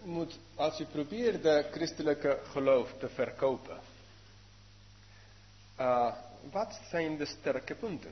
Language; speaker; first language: Dutch; non-native, fluent; English